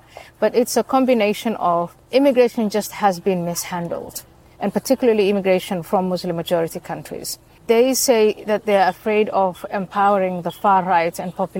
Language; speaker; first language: English; non-native, fluent; Somali